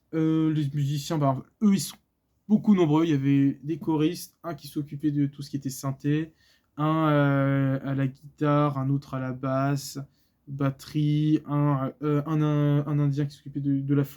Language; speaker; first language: French; native; French